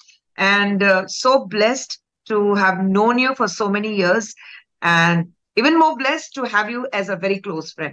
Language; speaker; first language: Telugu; non-native, fluent; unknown